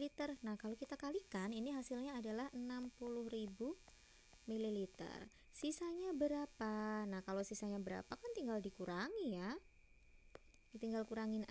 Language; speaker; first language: Indonesian; native; Indonesian